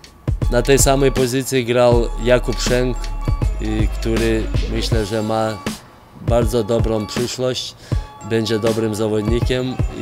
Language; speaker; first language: Polish; non-native, fluent; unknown